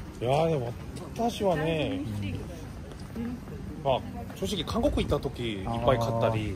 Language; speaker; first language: Japanese; non-native, fluent; Korean